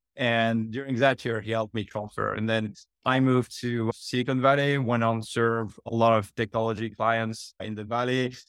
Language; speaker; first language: English; non-native, fluent; French